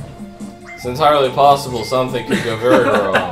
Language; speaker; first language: English; native; English